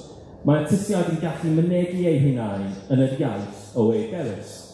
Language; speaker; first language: Welsh; non-native, fluent; English